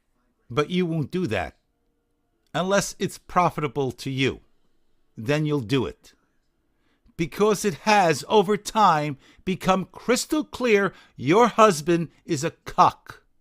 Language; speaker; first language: English; native; English